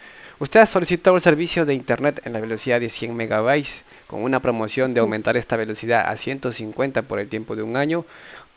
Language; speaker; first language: Spanish; native; Spanish